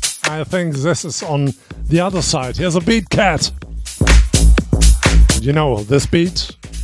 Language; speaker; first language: English; non-native, learner; German